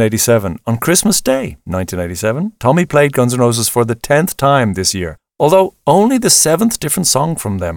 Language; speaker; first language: English; native; English